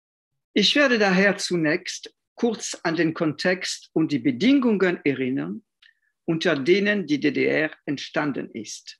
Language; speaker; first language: German; non-native, fluent; French